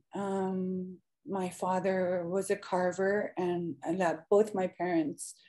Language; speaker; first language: English; native; English